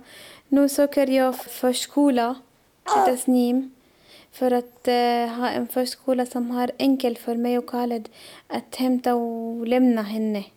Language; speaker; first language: Swedish; non-native, learner; Arabic